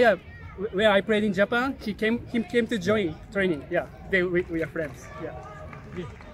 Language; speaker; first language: English; non-native, learner; Japanese